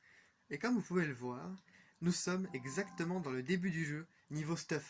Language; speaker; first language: French; native; French